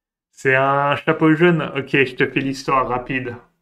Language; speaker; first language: French; native; French